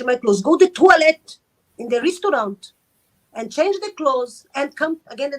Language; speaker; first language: English; non-native, learner; Arabic